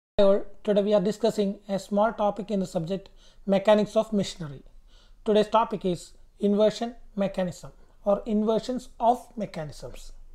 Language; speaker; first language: English; non-native, local second language; Malayalam